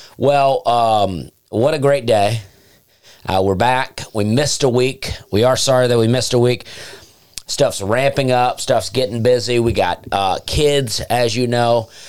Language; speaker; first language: English; native; English